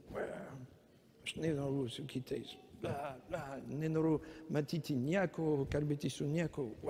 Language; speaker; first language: Lithuanian; non-native, fluent; French